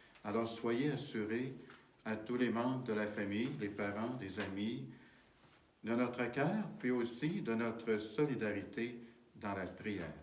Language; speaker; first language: French; native; French